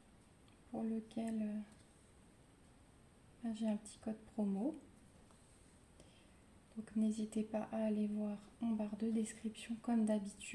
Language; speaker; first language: French; native; French